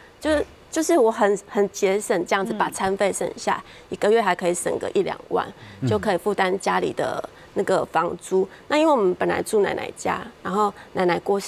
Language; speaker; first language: Chinese; native; Chinese